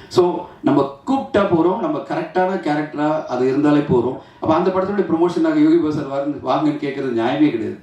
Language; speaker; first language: Tamil; native; Tamil